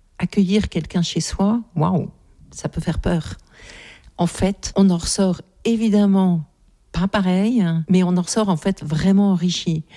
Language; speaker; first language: French; native; French